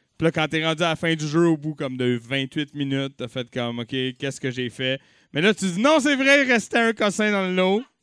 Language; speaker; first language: French; native; French